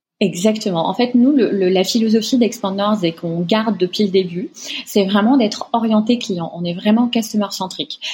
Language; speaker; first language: French; non-native, local second language; Arabic